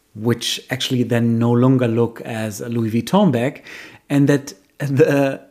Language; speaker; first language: English; non-native, fluent; German